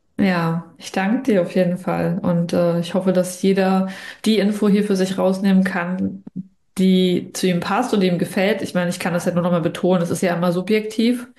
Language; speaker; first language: German; native; German